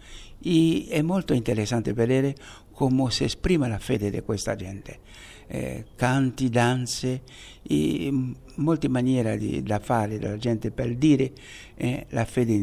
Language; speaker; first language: Italian; non-native, fluent; Haitian Creole